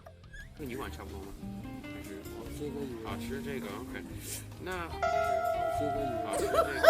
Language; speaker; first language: Chinese; non-native, fluent; English